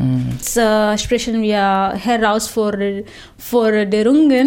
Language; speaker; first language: German; non-native, fluent; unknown